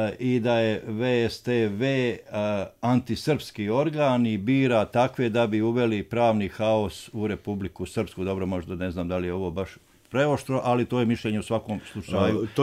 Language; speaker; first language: Serbian; native; Serbian